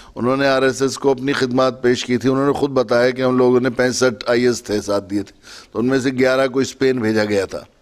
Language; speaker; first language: Urdu; native; Urdu